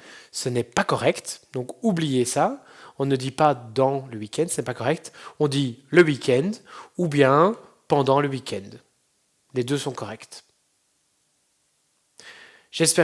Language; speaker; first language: French; non-native, fluent; Dutch